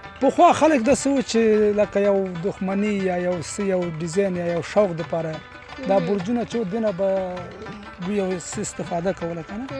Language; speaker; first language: Pashto; non-native, local second language; Persian